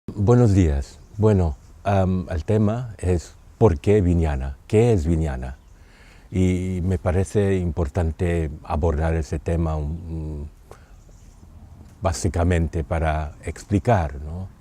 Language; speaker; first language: Spanish; non-native, fluent; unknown